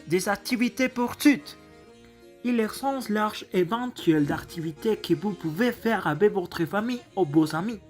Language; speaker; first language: French; non-native, learner; Spanish